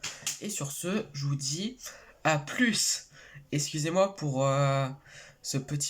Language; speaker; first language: French; native; French